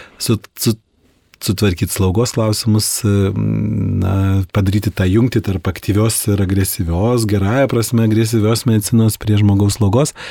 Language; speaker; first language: Lithuanian; native; Lithuanian